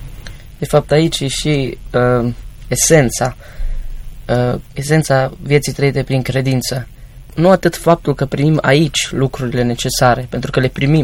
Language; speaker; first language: Romanian; native; Romanian